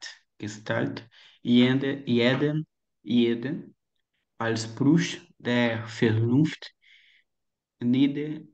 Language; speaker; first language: German; non-native, learner; Portuguese